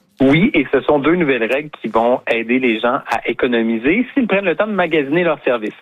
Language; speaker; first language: French; native; French